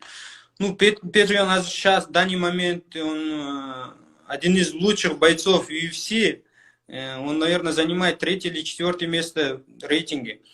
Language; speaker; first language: Russian; non-native, local second language; Kyrgyz